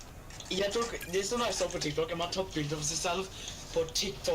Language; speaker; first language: Swedish; native; Swedish